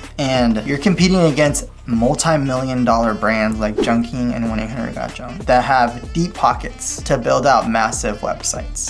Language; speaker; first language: English; native; English